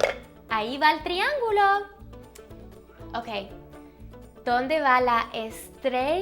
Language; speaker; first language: Spanish; non-native, fluent; English